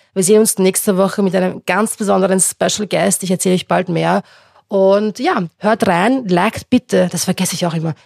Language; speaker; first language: German; non-native, local second language; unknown